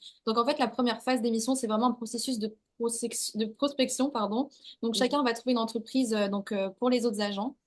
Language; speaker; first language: French; native; French